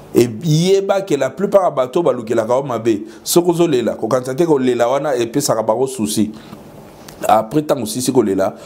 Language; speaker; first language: Lingala; native; Lingala